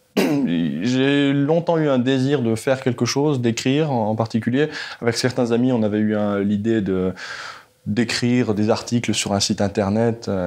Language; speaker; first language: French; native; French